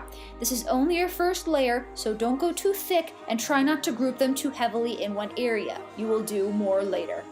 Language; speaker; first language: English; native; English